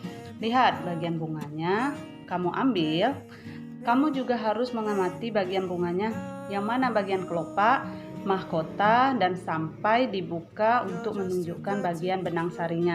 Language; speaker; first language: Indonesian; native; Indonesian